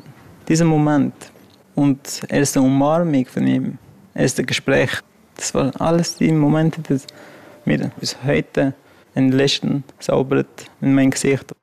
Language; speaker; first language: German; non-native, fluent; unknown